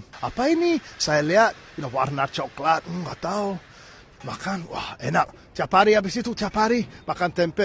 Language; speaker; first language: Indonesian; non-native, learner; English